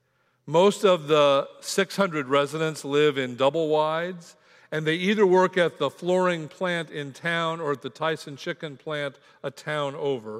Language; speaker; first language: English; native; English